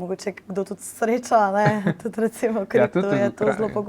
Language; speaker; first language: Slovenian; native; Slovenian